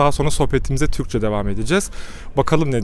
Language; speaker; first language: Turkish; native; Turkish